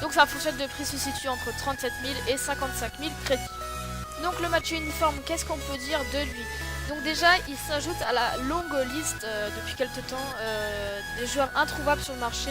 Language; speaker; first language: French; native; French